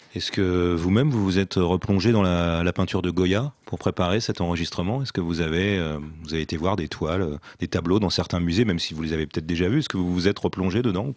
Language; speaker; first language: French; native; French